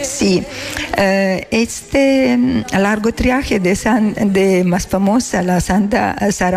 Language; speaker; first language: Spanish; non-native, fluent; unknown